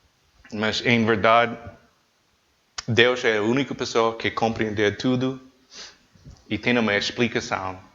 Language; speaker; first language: Portuguese; non-native, learner; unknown